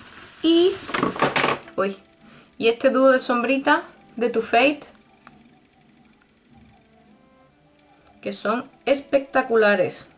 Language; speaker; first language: Spanish; native; Spanish